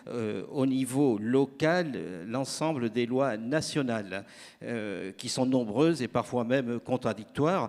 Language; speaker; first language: French; native; French